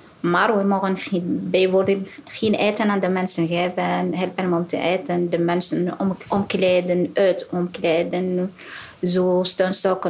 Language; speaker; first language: Dutch; non-native, learner; Arabic